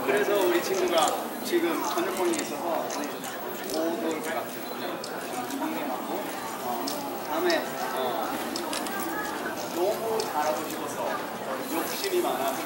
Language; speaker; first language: Korean; early bilingual, heritage; English